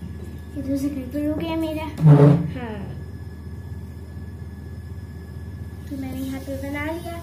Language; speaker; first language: Hindi; native; Hindi